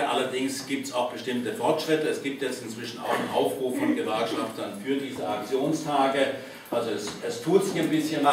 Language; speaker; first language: German; native; German